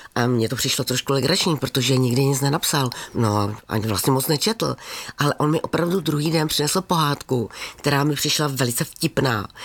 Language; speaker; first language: Czech; native; Czech